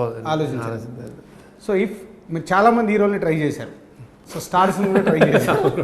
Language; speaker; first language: Telugu; native; Telugu